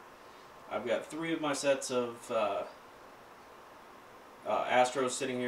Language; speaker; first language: English; native; English